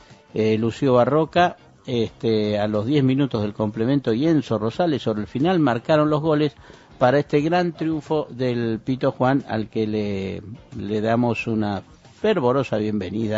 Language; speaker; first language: Spanish; native; Spanish